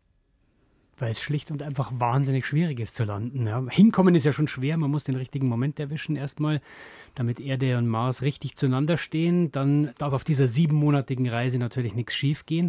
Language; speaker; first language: German; native; German